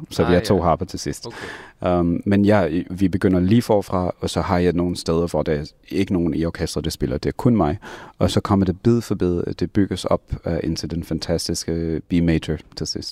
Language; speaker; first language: Danish; non-native, fluent; English